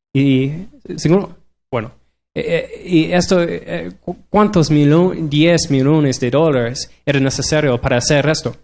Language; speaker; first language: Spanish; non-native, learner; English